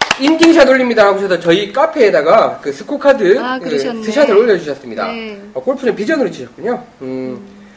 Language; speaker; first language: Korean; native; Korean